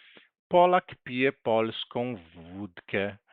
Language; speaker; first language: Polish; non-native, learner; Portuguese